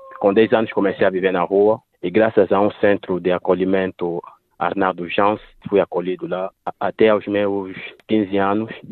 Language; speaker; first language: Portuguese; early bilingual, other home language; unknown